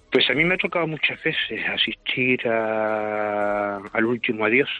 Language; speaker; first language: Spanish; native; Spanish